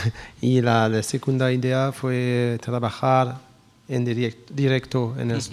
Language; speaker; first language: Spanish; non-native, learner; French